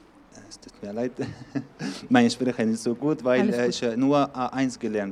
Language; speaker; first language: German; non-native, learner; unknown